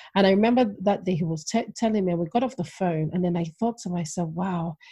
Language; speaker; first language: English; non-native, local second language; Yoruba